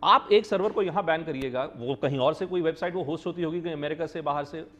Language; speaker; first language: Hindi; native; Hindi